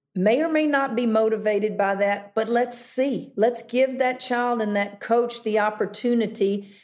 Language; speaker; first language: English; native; English